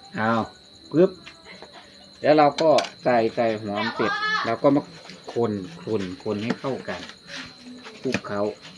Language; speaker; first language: Thai; native; Thai